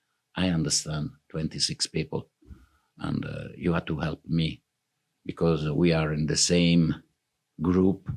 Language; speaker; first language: English; non-native, fluent; Italian